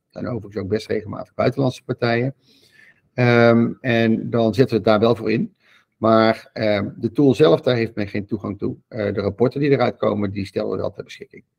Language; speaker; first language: Dutch; native; Dutch